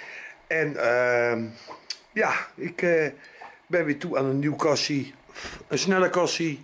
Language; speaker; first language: Dutch; native; Dutch